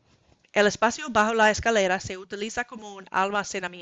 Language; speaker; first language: Spanish; non-native, learner; English